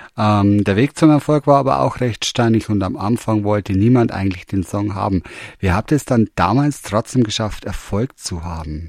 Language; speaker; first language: German; native; German